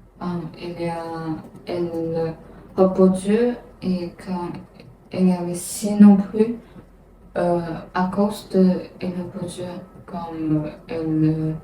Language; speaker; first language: French; non-native, learner; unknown